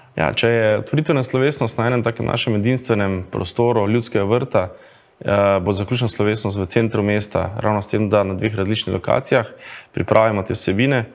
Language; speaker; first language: Slovenian; native; Slovenian